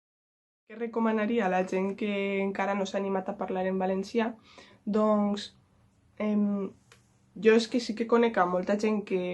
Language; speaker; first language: Catalan; non-native, local second language; Spanish